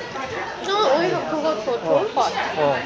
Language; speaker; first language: Korean; non-native, fluent; Indonesian